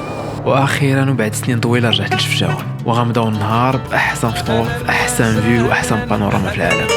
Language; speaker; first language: Arabic; native; Arabic